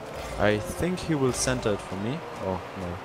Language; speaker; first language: English; non-native, learner; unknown